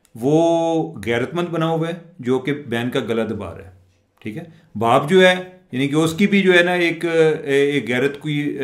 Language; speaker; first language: Urdu; non-native, local second language; Punjabi